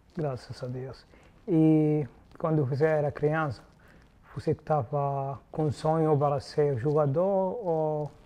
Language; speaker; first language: Portuguese; non-native, learner; Arabic